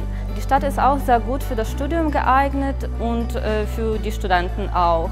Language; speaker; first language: German; non-native, fluent; Ukrainian